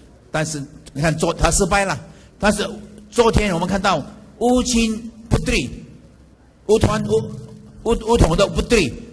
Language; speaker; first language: Chinese; native; Chinese